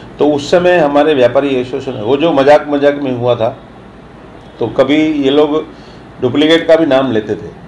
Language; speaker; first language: Hindi; non-native, local second language; Sindhi